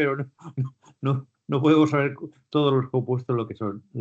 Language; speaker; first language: Spanish; native; Spanish